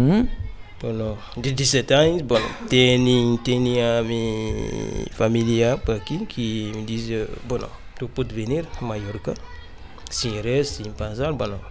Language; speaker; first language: Catalan; non-native, learner; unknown